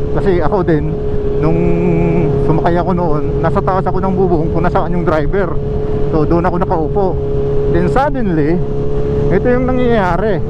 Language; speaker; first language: Filipino; non-native, local second language; Cebuano